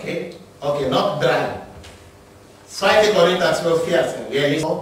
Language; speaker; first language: German; non-native, learner; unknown